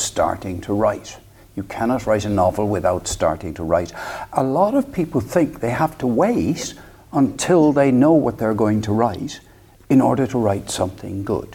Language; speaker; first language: English; native; English